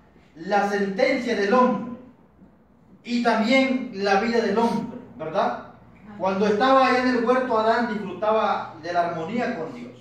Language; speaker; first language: Spanish; native; Spanish